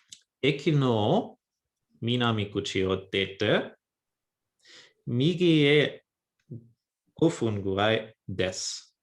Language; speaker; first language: Japanese; non-native, fluent; English